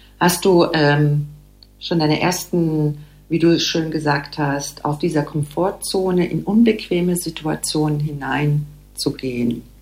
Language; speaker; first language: German; native; German